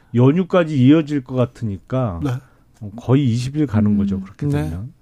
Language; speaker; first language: Korean; native; Korean